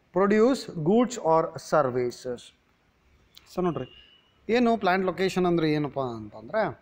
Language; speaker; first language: English; non-native, local second language; Kannada